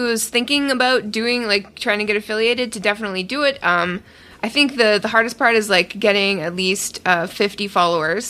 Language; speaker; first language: English; native; English